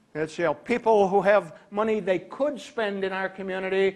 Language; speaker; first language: English; native; English